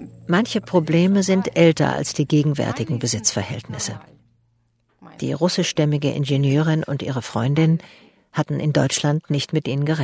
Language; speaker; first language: German; native; German